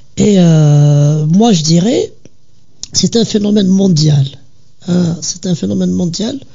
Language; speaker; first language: French; non-native, local second language; Kabyle